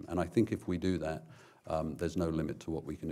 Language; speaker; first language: English; native; English